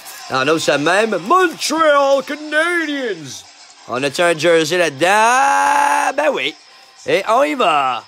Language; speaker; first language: French; native; French